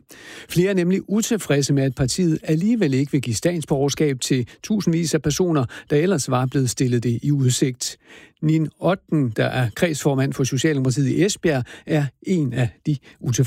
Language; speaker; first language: Danish; native; Danish